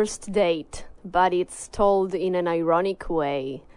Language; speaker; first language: English; non-native, fluent; Italian